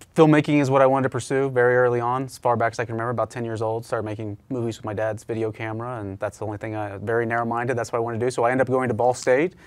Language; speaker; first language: English; native; English